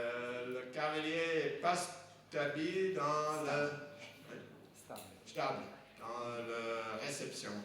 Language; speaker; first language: French; non-native, fluent; English